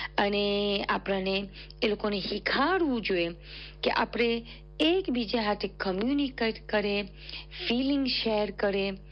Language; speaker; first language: Gujarati; early bilingual, heritage; Gujarati